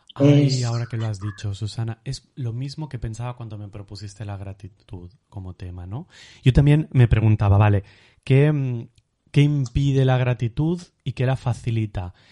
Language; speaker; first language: Spanish; native; Spanish